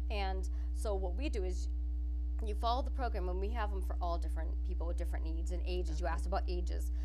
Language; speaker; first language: English; native; English